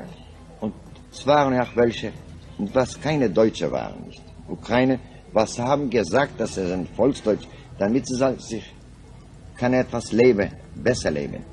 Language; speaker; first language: German; non-native, local second language; Yiddish